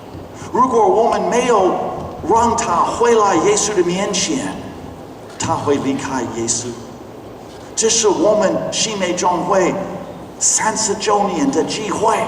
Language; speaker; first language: Chinese; non-native, fluent; English